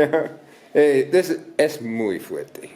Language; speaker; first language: Spanish; non-native, learner; English